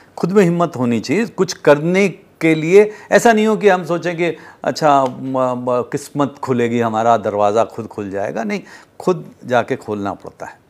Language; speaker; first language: Hindi; native; Hindi